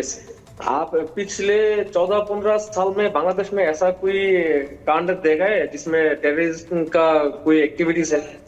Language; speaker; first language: Hindi; non-native, learner; Bangla